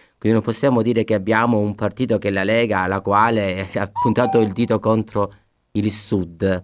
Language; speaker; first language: Italian; native; Italian